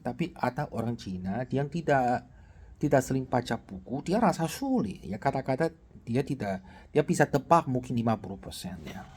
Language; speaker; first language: Indonesian; non-native, fluent; Chinese